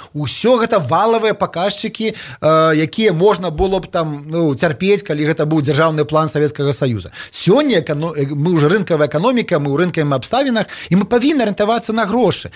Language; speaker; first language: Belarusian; native; Belarusian